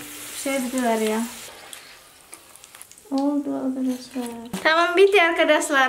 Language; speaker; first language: Turkish; non-native, learner; Indonesian